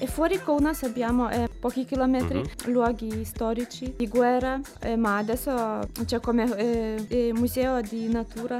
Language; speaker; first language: Italian; non-native, learner; Lithuanian